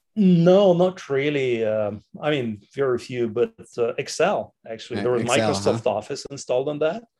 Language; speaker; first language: English; non-native, fluent; Russian